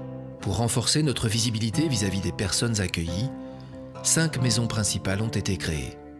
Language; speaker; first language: French; native; French